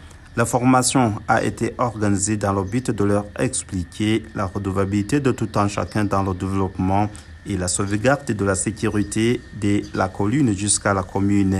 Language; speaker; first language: French; non-native, local second language; Rundi